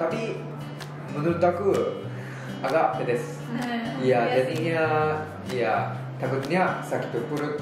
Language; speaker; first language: Indonesian; non-native, learner; Japanese